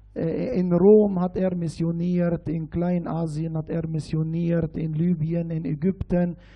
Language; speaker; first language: German; non-native, fluent; Arabic